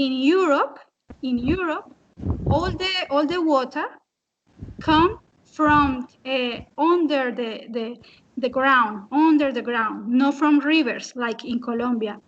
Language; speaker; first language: English; non-native, fluent; Spanish